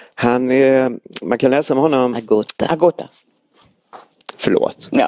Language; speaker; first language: Swedish; non-native, fluent; German